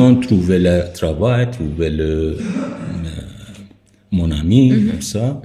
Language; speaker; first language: French; non-native, learner; Persian